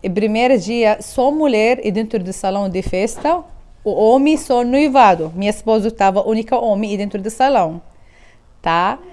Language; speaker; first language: Portuguese; non-native, learner; Arabic